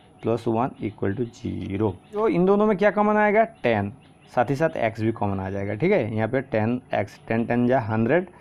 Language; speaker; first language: Hindi; non-native, local second language; Assamese